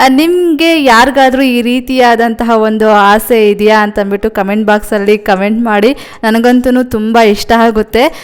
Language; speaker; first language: Kannada; non-native, local second language; Telugu